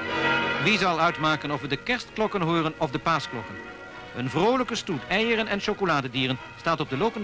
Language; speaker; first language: Dutch; native; Dutch